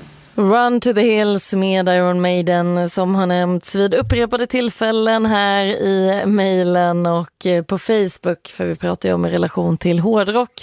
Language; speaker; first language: Swedish; native; Swedish